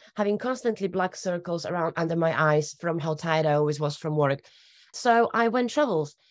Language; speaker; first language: English; non-native, fluent; Slovak